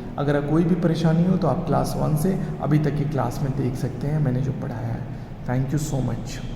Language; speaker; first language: Hindi; native; Hindi